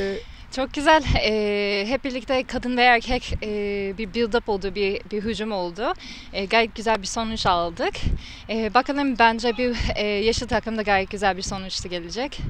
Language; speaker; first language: Turkish; non-native, fluent; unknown